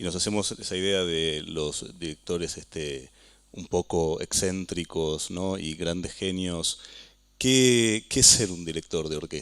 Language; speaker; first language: Spanish; native; Spanish